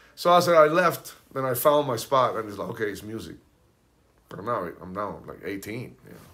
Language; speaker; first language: English; early bilingual, other home language; Spanish